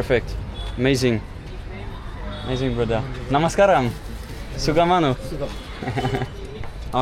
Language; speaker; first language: English; non-native, learner; French